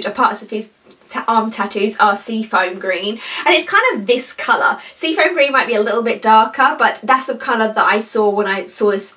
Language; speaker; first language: English; native; English